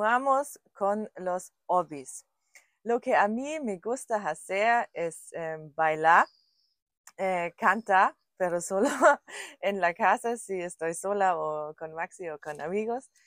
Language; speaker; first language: Spanish; non-native, fluent; German